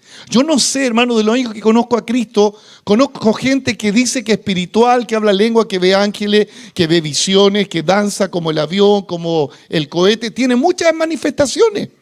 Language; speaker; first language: Spanish; native; Spanish